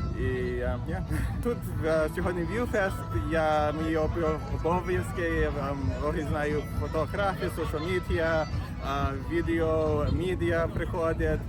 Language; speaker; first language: Ukrainian; early bilingual, heritage; Ukrainian